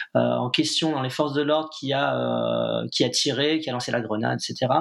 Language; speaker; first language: French; native; French